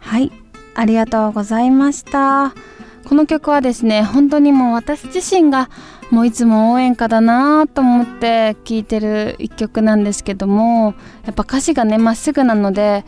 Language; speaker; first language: Japanese; native; Japanese